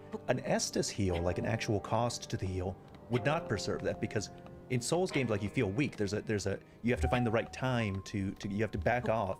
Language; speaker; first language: English; native; English